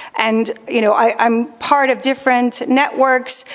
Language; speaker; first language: English; non-native, fluent; Spanish